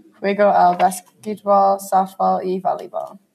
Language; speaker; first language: Spanish; non-native, learner; English